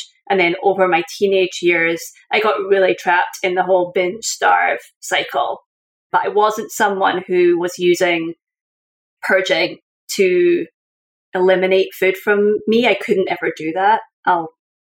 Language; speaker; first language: English; native; English